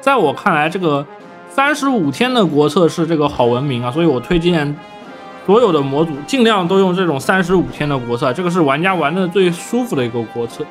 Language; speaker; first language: Chinese; native; Chinese